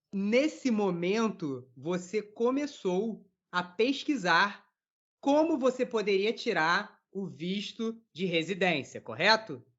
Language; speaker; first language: Portuguese; native; Portuguese